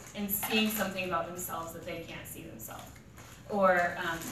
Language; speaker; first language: English; native; English